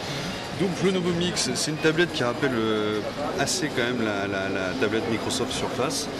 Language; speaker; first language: French; native; French